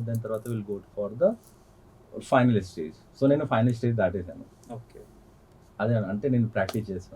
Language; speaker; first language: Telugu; non-native, local second language; Hindi